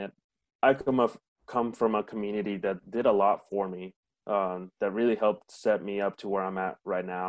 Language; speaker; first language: English; early bilingual, other home language; Spanish